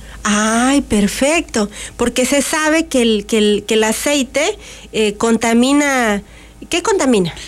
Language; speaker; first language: Spanish; native; Spanish